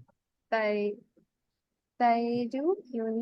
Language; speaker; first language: Japanese; non-native, learner; Bangla